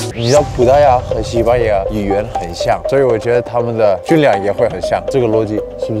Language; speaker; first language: Chinese; non-native, fluent; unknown